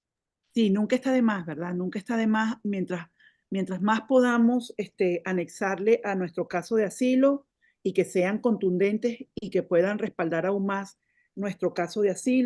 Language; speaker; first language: Spanish; native; Spanish